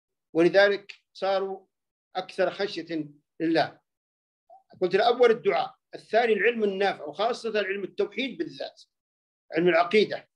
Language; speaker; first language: Arabic; native; Arabic